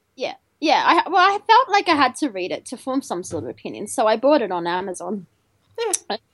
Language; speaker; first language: English; native; English